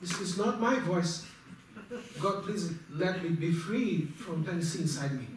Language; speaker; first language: English; non-native, learner; Portuguese